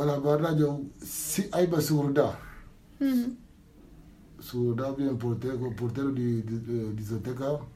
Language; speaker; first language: Spanish; non-native, learner; Wolof